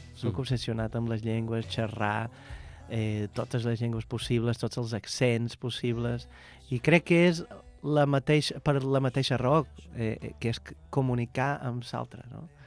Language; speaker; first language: Catalan; non-native, fluent; Portuguese